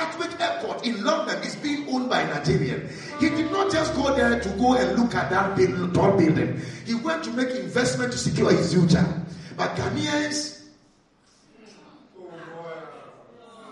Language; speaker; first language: English; non-native, local second language; Akan